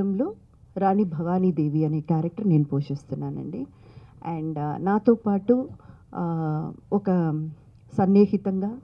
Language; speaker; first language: Telugu; native; Telugu